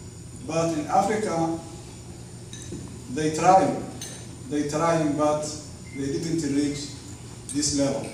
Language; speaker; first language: English; non-native, learner; Somali